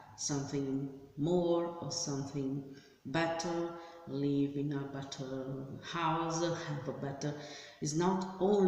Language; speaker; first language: English; non-native, fluent; Italian